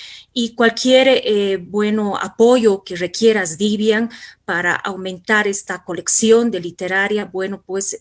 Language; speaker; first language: Spanish; native; Spanish